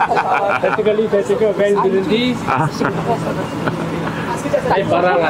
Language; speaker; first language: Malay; non-native, local second language; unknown